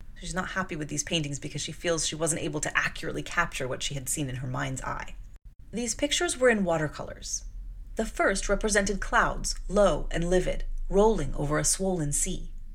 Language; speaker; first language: English; native; English